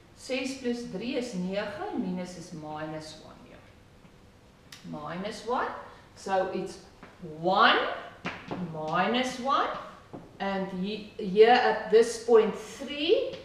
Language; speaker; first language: English; non-native, local second language; Afrikaans